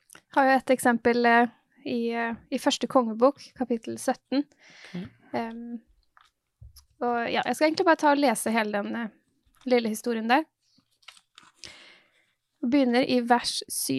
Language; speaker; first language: Norwegian; native; Norwegian